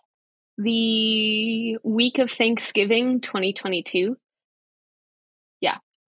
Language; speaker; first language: English; native; English